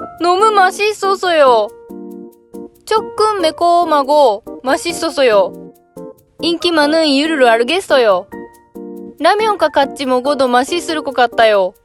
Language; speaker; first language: Korean; non-native, learner; Japanese